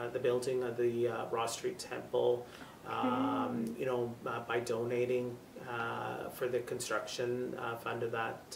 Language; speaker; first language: English; native; English